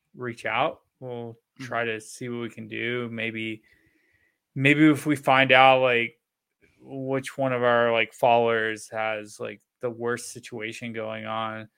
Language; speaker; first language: English; native; English